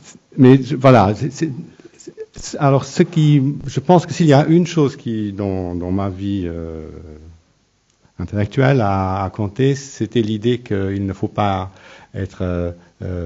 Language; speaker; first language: French; non-native, local second language; Luxembourgish